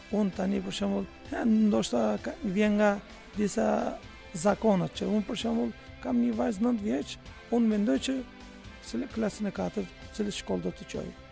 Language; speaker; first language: Albanian; non-native, fluent; Turkish